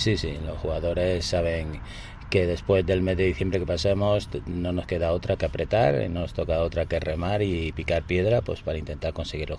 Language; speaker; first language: Spanish; native; Spanish